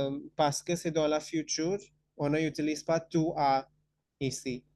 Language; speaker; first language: French; non-native, fluent; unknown